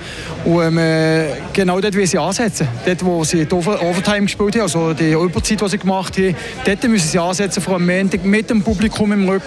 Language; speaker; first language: German; native; German